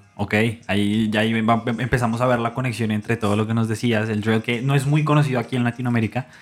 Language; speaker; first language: Spanish; native; Spanish